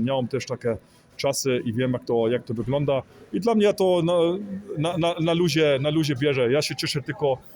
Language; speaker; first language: Polish; early bilingual, heritage; Polish